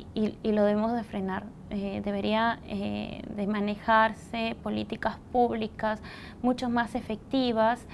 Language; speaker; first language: Spanish; native; Spanish